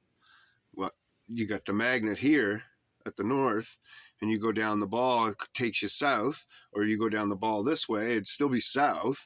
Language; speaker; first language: English; native; English